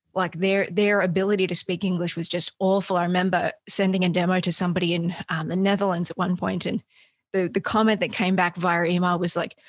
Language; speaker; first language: English; native; English